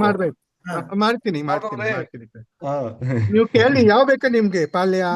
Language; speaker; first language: Kannada; non-native, learner; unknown